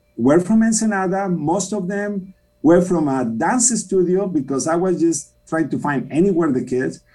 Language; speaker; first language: English; non-native, fluent; Spanish